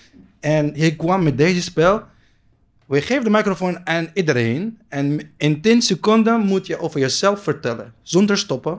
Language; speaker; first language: Dutch; non-native, learner; Arabic